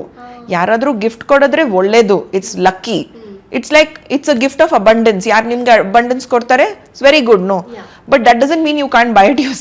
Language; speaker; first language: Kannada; non-native, local second language; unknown